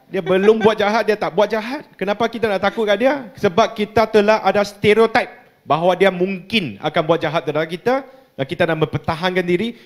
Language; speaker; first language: Malay; non-native, local second language; Chinese